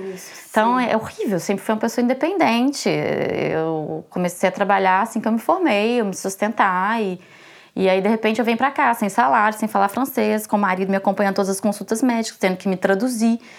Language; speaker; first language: Portuguese; native; Portuguese